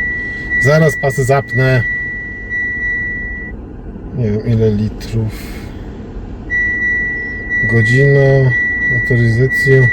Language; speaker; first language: Polish; native; Polish